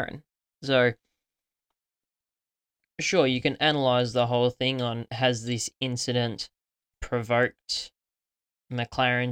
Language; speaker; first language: English; native; English